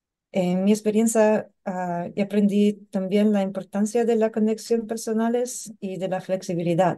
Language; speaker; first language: Spanish; non-native, learner; English